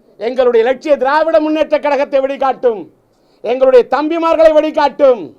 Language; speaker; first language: Tamil; native; Tamil